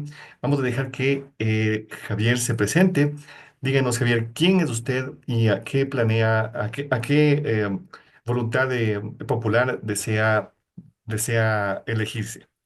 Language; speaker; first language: Spanish; native; Spanish